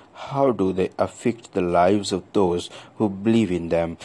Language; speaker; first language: English; non-native, local second language; Urdu